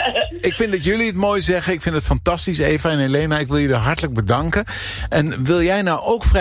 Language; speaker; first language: Dutch; native; Dutch